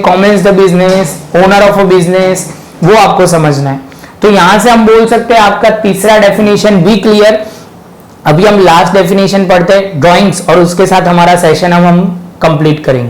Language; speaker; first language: Hindi; non-native, local second language; Gujarati